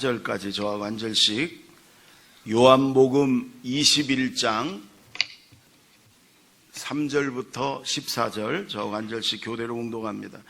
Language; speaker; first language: Korean; native; Korean